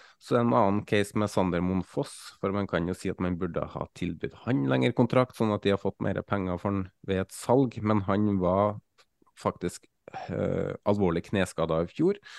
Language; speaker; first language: Norwegian; native; Norwegian